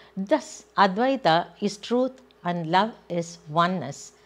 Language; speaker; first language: English; non-native, local second language; Tamil